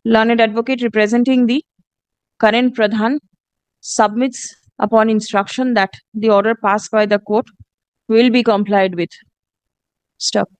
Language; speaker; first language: English; non-native, local second language; Bangla